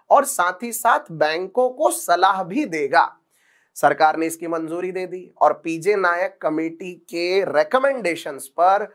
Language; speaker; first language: Hindi; non-native, local second language; Marathi